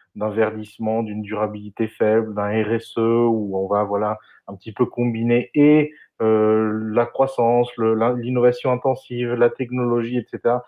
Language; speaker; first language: French; non-native, fluent; Spanish